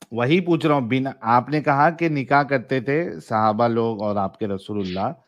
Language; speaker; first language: Hindi; native; Hindi